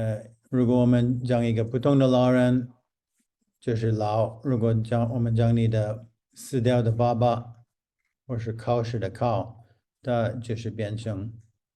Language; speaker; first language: Chinese; non-native, fluent; English